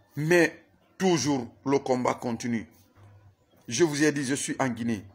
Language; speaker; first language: French; non-native, local second language; Susu